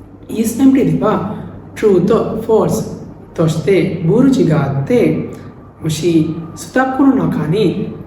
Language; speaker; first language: Japanese; non-native, learner; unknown